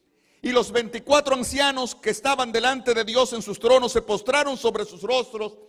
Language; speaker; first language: Spanish; native; Spanish